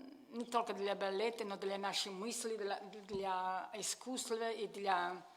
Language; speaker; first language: Russian; non-native, learner; Italian